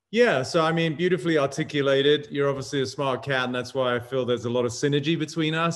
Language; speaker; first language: English; native; English